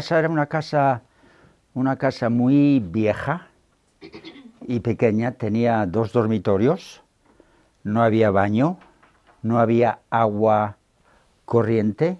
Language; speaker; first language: Spanish; native; Spanish